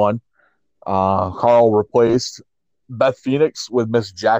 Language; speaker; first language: English; native; English